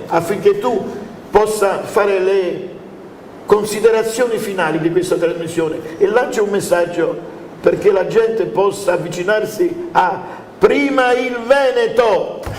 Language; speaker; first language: Italian; native; Italian